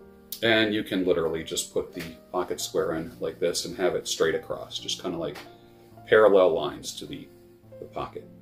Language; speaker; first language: English; native; English